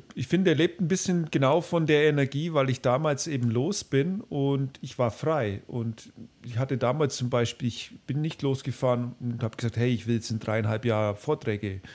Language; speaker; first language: German; native; German